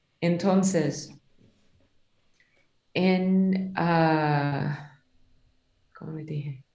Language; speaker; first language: Spanish; non-native, learner; English